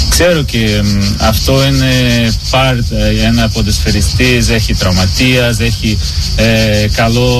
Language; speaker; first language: Greek; non-native, learner; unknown